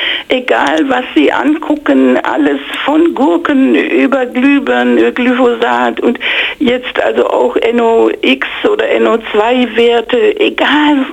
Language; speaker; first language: German; non-native, fluent; English